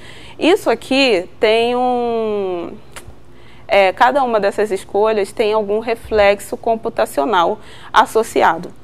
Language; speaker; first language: Portuguese; native; Portuguese